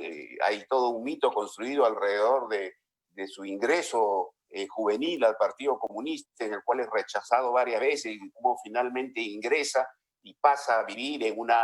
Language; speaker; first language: Spanish; native; Spanish